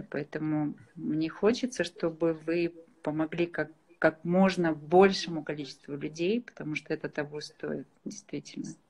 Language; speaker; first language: Russian; native; Russian